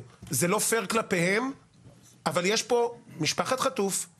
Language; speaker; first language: Hebrew; native; Hebrew